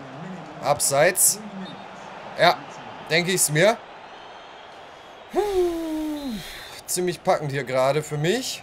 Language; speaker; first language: German; native; German